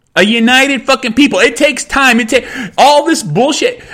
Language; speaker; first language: English; early bilingual, other home language; Spanish